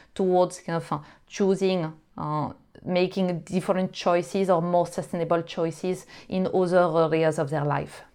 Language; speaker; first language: English; non-native, fluent; French